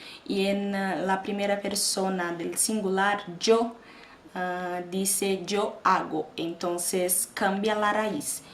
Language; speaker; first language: Spanish; non-native, fluent; Portuguese